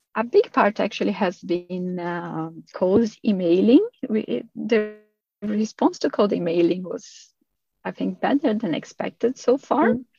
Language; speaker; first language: English; non-native, fluent; Portuguese